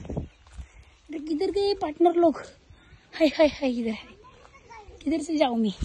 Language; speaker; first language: Hindi; non-native, local second language; Marathi